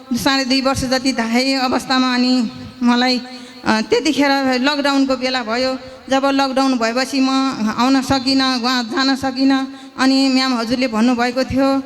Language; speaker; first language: Nepali; native; Nepali